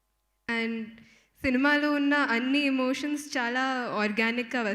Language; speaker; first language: Telugu; non-native, fluent; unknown